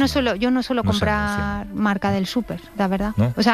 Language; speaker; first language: Spanish; native; Spanish